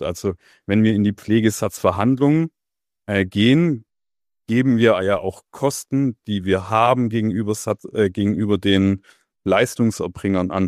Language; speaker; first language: German; native; German